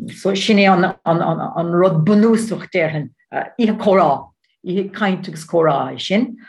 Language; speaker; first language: Irish; non-native, learner; Dutch